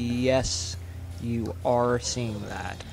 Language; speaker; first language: English; native; English